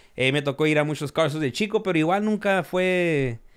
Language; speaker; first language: Spanish; early bilingual, heritage; Spanish